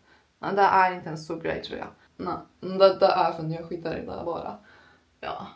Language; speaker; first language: Swedish; non-native, learner; Turkish